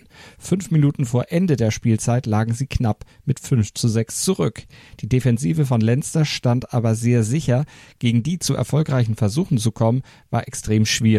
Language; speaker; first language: German; native; German